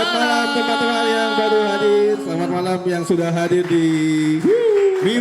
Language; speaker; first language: Indonesian; native; Indonesian